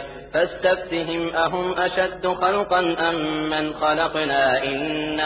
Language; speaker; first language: Arabic; native; Arabic